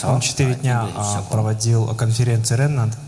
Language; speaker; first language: Russian; native; Russian